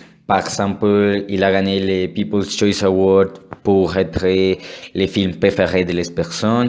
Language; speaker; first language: French; non-native, learner; Spanish